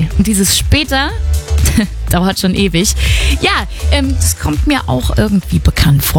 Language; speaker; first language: German; native; German